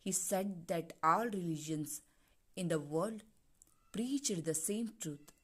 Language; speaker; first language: English; non-native, local second language; Kannada